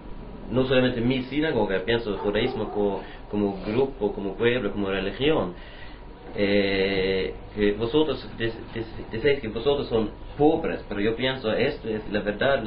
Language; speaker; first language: Spanish; non-native, learner; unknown